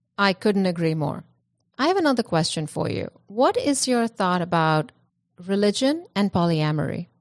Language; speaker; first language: English; non-native, local second language; Punjabi